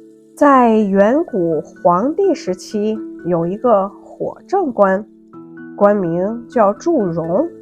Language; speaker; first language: Chinese; native; Chinese